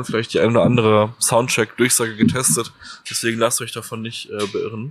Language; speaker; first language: German; native; German